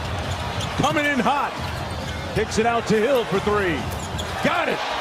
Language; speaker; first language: English; native; English